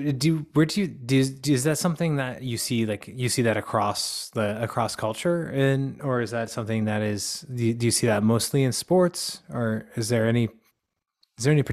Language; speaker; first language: English; native; English